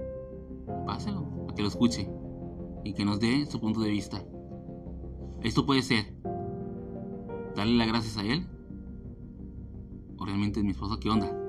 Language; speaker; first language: Spanish; native; Spanish